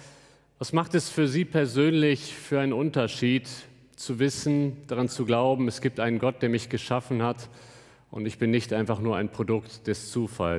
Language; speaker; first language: German; native; German